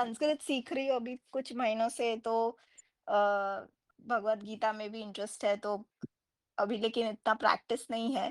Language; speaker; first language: Hindi; non-native, local second language; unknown